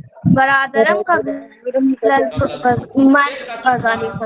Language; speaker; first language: Persian; non-native, learner; Urdu